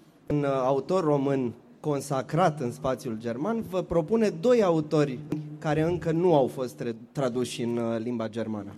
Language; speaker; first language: Romanian; native; Romanian